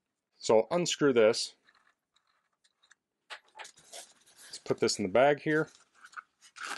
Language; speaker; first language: English; native; English